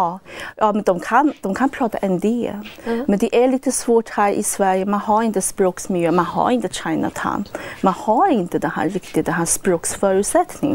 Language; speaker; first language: Swedish; non-native, fluent; Chinese